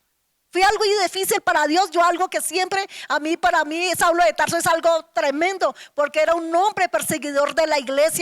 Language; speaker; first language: Spanish; native; Spanish